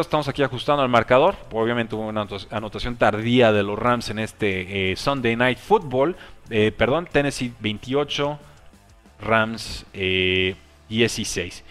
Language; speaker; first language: Spanish; native; Spanish